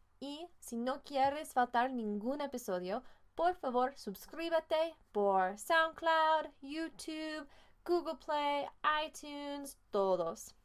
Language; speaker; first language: Spanish; non-native, fluent; English